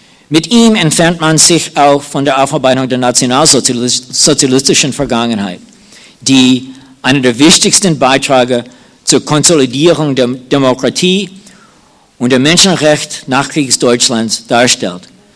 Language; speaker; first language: German; non-native, fluent; English